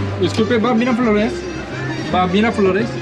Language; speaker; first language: Spanish; non-native, learner; Korean